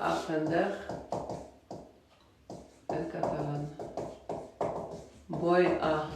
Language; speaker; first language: Spanish; non-native, learner; French